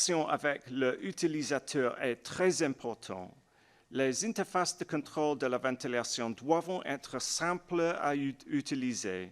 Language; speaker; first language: French; non-native, learner; English